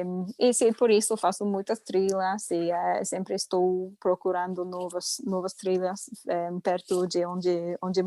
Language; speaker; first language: Portuguese; non-native, fluent; English